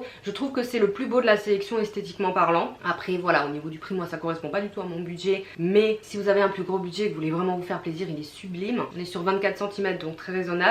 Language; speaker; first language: French; native; French